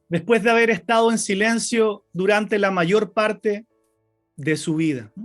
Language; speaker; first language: Spanish; native; Spanish